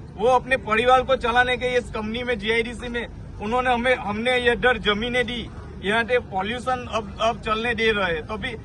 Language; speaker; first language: Hindi; non-native, local second language; Gujarati